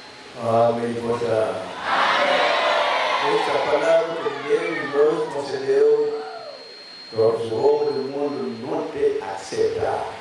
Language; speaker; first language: Portuguese; non-native, learner; Lingala